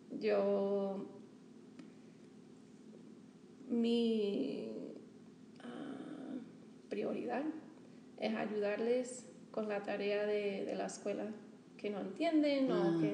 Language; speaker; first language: Spanish; non-native, fluent; English